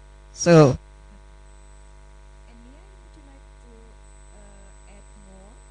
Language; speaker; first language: English; non-native, fluent; Indonesian